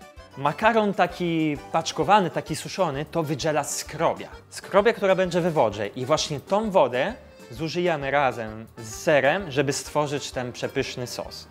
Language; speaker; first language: Polish; non-native, fluent; Italian